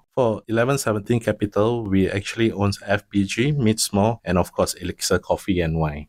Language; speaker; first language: English; non-native, local second language; Min Nan Chinese